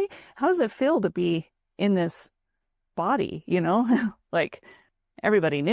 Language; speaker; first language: English; native; English